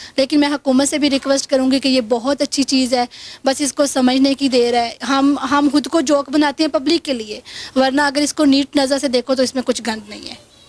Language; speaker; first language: Urdu; non-native, local second language; Punjabi